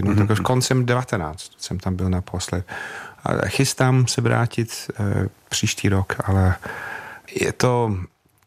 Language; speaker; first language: Czech; non-native, fluent; English